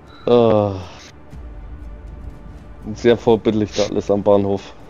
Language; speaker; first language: German; native; German